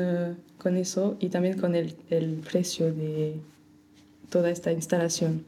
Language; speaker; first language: Spanish; non-native, fluent; French